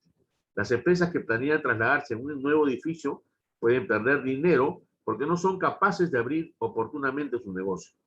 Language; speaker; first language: Spanish; native; Spanish